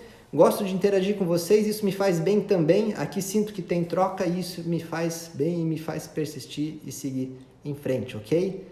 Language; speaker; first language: Portuguese; native; Portuguese